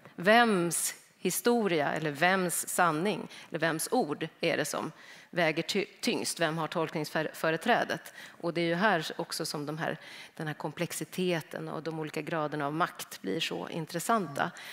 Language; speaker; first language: Swedish; native; Swedish